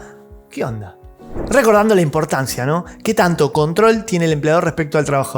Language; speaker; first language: Spanish; native; Spanish